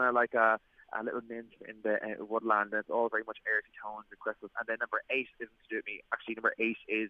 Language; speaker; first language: English; native; English